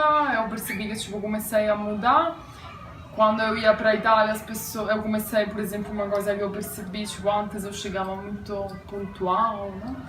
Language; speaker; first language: Portuguese; non-native, fluent; Italian